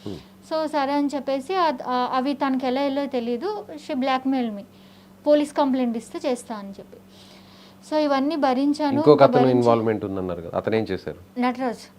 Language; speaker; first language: Telugu; native; Telugu